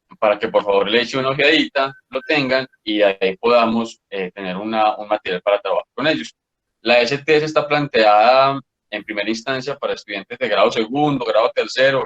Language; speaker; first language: Spanish; native; Spanish